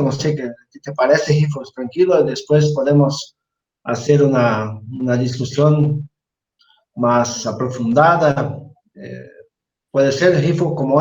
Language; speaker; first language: Spanish; non-native, fluent; Portuguese